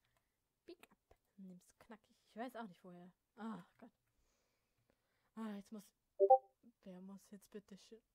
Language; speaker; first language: German; native; German